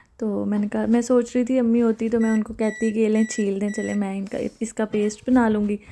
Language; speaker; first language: Urdu; native; Urdu